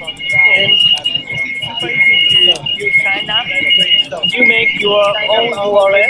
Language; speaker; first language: English; non-native, learner; Japanese